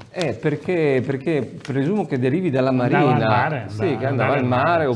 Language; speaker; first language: Italian; native; Italian